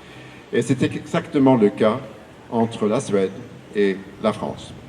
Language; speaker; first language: French; non-native, fluent; Swedish